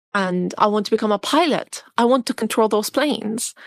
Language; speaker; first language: English; non-native, fluent; Arabic